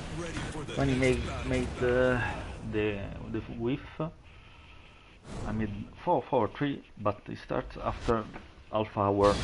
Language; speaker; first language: English; non-native, learner; Italian